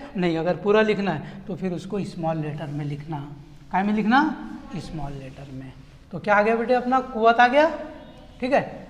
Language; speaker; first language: Hindi; non-native, local second language; Urdu